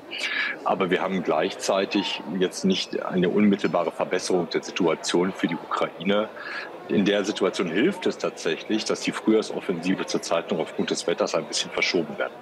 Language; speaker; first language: German; native; German